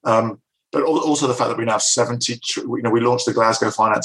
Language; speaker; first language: English; native; English